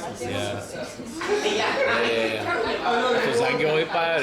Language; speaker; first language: Japanese; non-native, learner; English